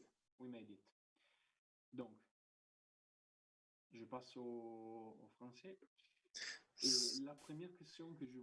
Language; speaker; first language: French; non-native, fluent; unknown